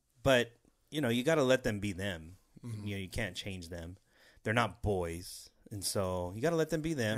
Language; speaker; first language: English; native; English